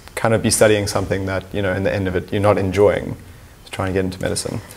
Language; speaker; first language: English; native; English